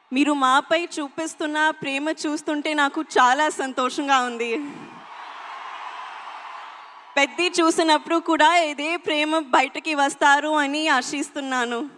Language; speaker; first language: Telugu; non-native, local second language; Hindi